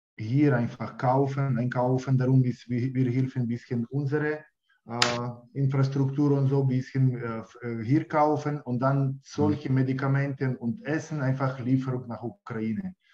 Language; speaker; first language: German; non-native, learner; Ukrainian